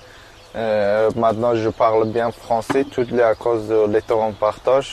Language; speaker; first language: French; non-native, learner; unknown